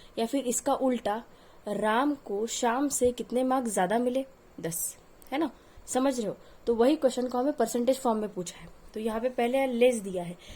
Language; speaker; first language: Hindi; non-native, local second language; Marathi